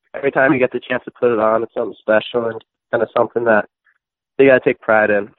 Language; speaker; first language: English; native; English